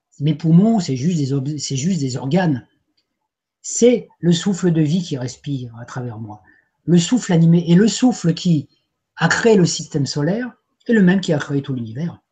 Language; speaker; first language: French; native; French